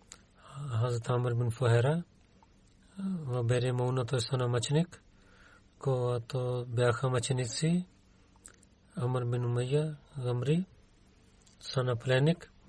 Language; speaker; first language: Bulgarian; non-native, learner; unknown